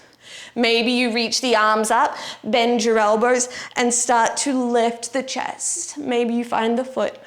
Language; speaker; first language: English; native; English